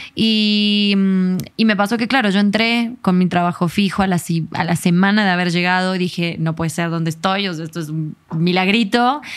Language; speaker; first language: Spanish; native; Spanish